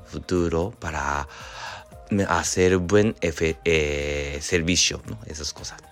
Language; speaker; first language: Spanish; non-native, learner; Japanese